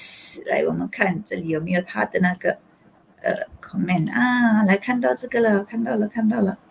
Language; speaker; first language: Chinese; non-native, local second language; Malay